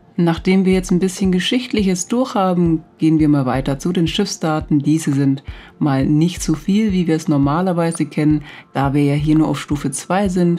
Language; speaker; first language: German; native; German